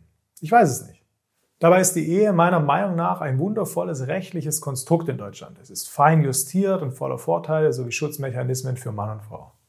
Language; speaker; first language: German; native; German